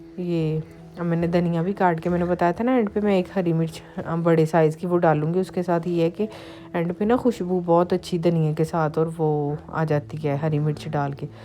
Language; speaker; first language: Urdu; native; Urdu